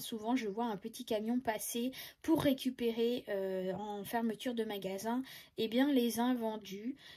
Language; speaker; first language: French; native; French